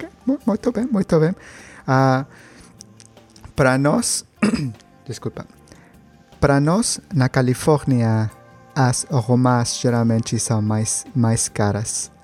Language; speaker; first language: Portuguese; non-native, learner; Spanish